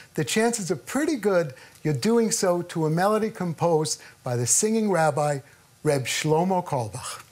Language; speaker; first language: English; native; English